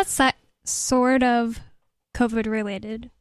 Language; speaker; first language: English; native; English